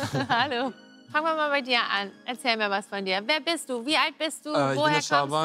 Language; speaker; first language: German; native; German